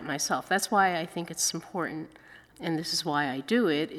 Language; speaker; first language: English; early bilingual, other home language; Cantonese